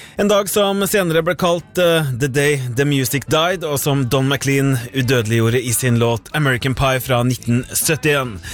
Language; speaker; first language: Norwegian; native; Norwegian